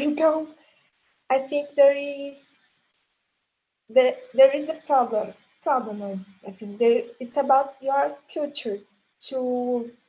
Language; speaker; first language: English; non-native, learner; Portuguese